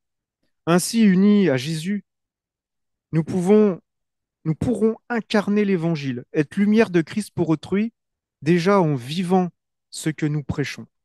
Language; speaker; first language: French; native; French